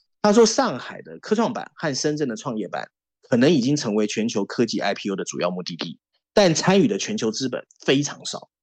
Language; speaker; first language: Chinese; native; Chinese